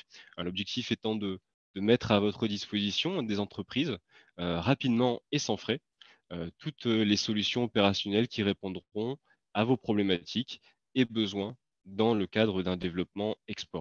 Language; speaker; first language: French; native; French